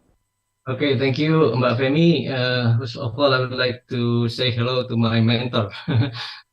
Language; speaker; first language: English; non-native, fluent; Indonesian